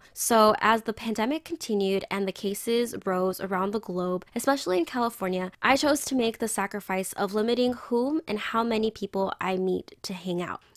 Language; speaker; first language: English; native; English